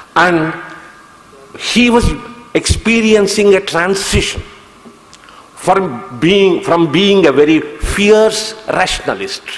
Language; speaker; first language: English; non-native, local second language; Kannada